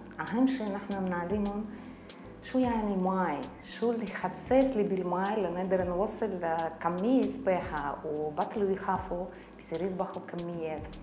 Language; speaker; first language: Arabic; non-native, learner; Russian